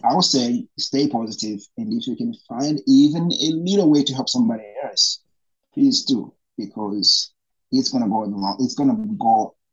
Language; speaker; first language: English; non-native, local second language; Rundi